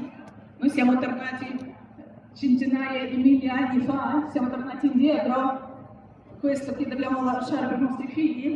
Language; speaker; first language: Italian; non-native, learner; Ukrainian